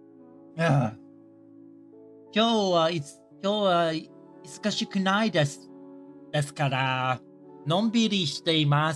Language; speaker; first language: Japanese; non-native, learner; English